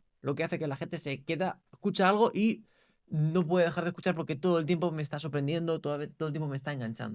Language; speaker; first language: Spanish; native; Spanish